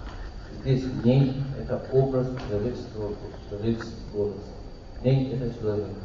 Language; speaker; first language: Russian; non-native, learner; Persian